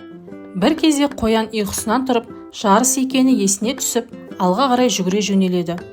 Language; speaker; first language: Kazakh; native; Kazakh